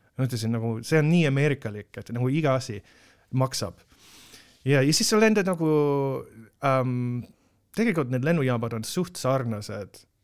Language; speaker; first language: Estonian; non-native, fluent; English